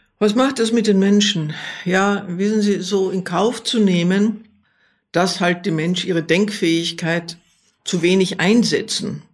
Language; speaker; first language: German; native; German